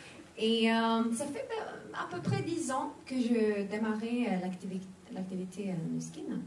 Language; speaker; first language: French; non-native, fluent; Swedish